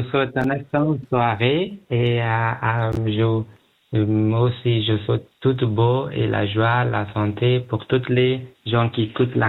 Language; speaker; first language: French; non-native, learner; Pashto